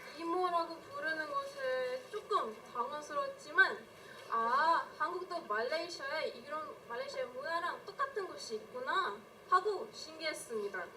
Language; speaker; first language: Korean; non-native, fluent; Malay